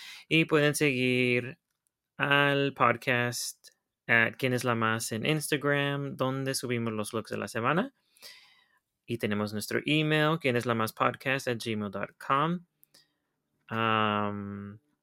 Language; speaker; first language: Spanish; native; Spanish